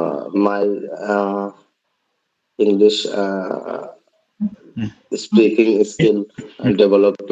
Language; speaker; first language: English; non-native, learner; Bangla